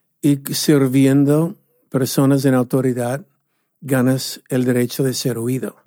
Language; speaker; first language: Spanish; non-native, fluent; English